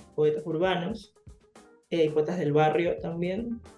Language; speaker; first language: Spanish; native; Spanish